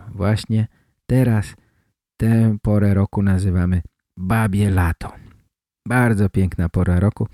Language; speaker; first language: Polish; native; Polish